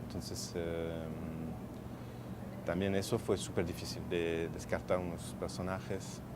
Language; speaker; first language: Spanish; non-native, fluent; French